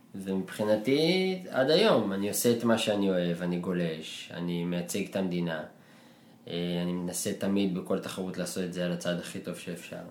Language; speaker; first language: Hebrew; native; Hebrew